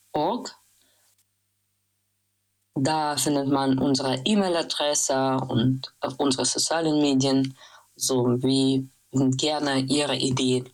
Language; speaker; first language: German; non-native, fluent; Russian